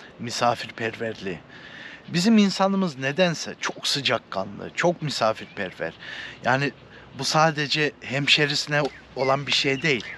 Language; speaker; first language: Turkish; early bilingual, heritage; Turkish